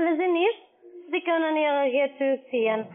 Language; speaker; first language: German; non-native, learner; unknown